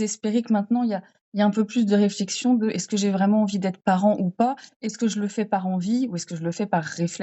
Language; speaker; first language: French; native; French